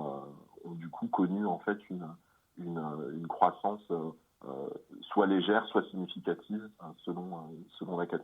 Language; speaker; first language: French; native; French